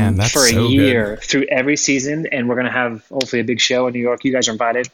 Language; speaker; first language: English; native; English